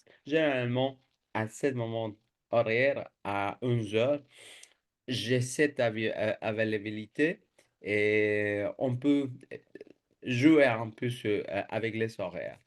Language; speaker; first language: French; non-native, fluent; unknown